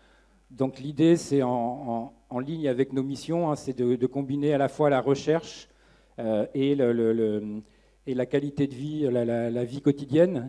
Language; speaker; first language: French; native; French